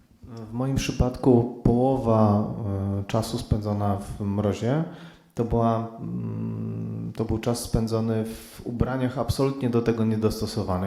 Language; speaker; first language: Polish; native; Polish